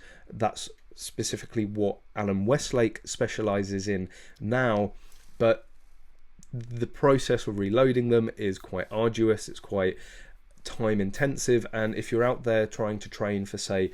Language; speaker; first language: English; native; English